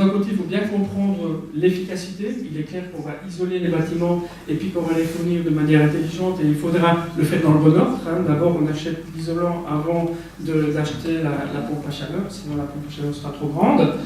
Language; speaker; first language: French; native; French